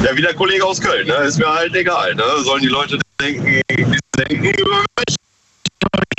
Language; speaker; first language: German; native; German